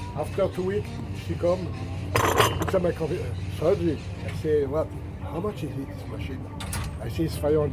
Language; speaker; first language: English; non-native, learner; French